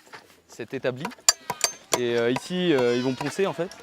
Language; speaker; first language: French; native; French